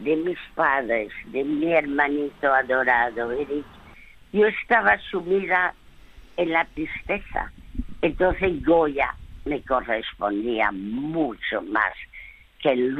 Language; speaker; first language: Spanish; early bilingual, other home language; French